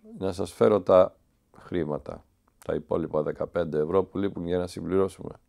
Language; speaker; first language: Greek; native; Greek